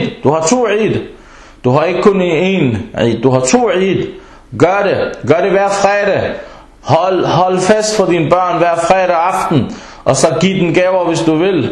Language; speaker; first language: Danish; early bilingual, other home language; Arabic